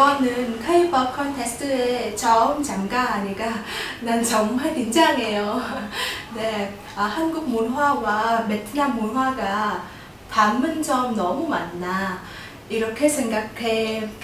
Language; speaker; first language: Korean; non-native, learner; Vietnamese